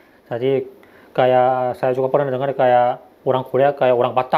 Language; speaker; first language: Indonesian; non-native, fluent; Korean